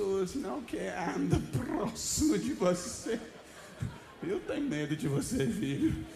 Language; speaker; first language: Portuguese; non-native, fluent; English